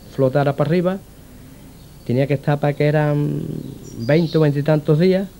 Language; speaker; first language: Spanish; native; Spanish